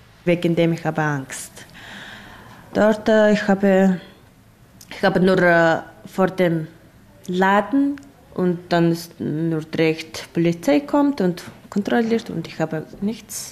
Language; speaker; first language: German; non-native, learner; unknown